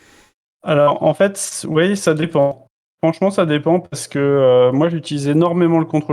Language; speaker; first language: French; native; French